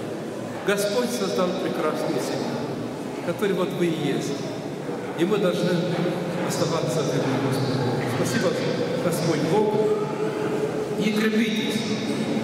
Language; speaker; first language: Russian; non-native, local second language; Ukrainian